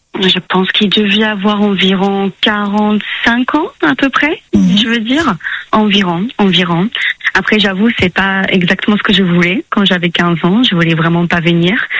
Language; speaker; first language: French; non-native, fluent; English